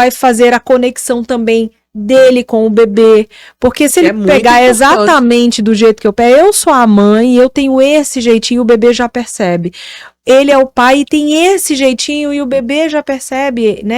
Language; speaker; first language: Portuguese; native; Portuguese